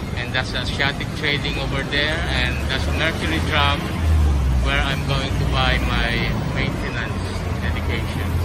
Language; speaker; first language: English; non-native, local second language; Iloko